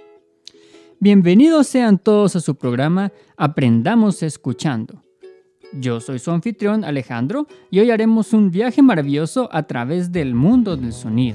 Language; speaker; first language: Spanish; native; Spanish